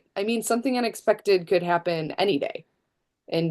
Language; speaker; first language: English; native; English